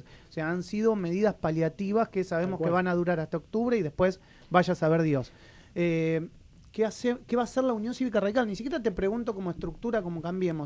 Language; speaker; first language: Spanish; native; Spanish